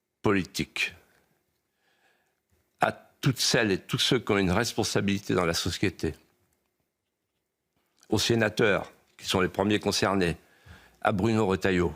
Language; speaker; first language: French; native; French